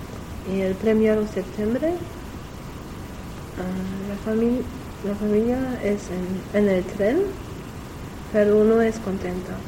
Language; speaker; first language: Spanish; non-native, learner; German